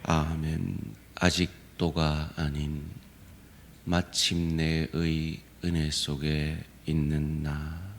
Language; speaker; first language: Korean; native; Korean